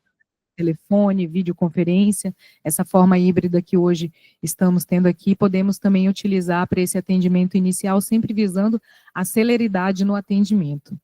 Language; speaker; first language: Portuguese; native; Portuguese